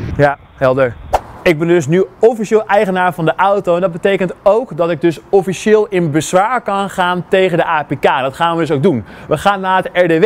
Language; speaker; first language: Dutch; native; Dutch